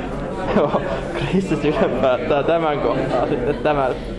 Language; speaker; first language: Finnish; native; Finnish